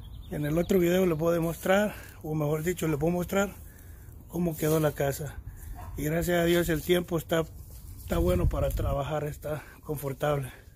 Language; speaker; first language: Spanish; native; Spanish